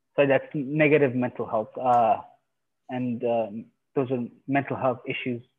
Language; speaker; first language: English; non-native, fluent; Persian